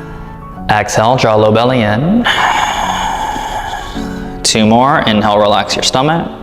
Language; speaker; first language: English; native; English